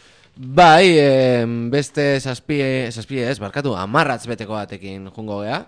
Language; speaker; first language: Basque; native; Basque